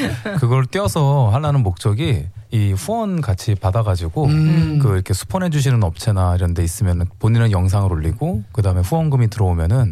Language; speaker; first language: Korean; native; Korean